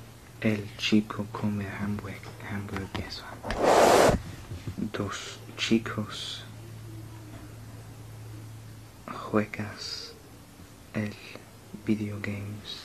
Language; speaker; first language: Spanish; non-native, learner; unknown